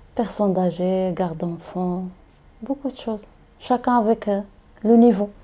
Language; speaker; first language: French; non-native, learner; Arabic